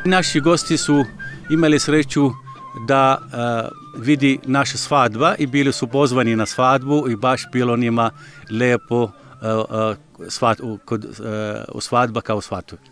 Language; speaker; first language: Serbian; non-native, learner; Arabic